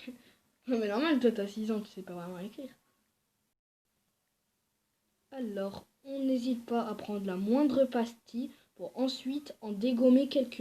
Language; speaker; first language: French; native; French